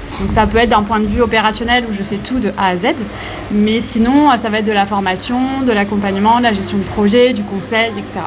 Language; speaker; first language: French; native; French